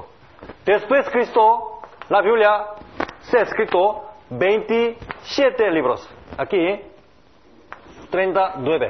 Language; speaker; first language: Spanish; non-native, learner; Korean